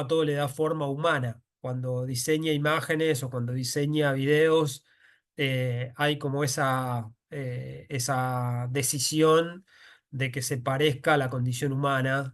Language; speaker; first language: Spanish; native; Spanish